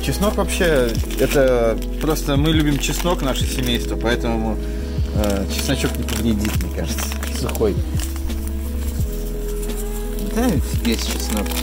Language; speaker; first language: Russian; native; Russian